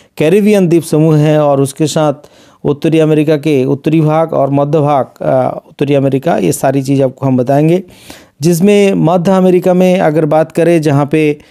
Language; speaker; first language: Hindi; non-native, local second language; Bangla